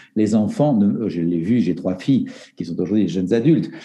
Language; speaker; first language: French; native; French